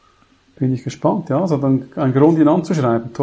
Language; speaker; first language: German; native; German